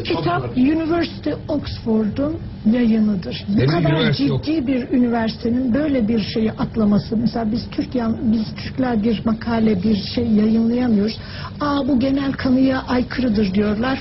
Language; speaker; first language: Turkish; native; Turkish